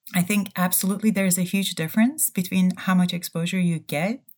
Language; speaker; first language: English; non-native, fluent; Turkish